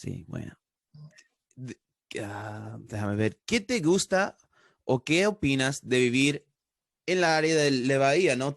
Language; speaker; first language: Spanish; early bilingual, heritage; Spanish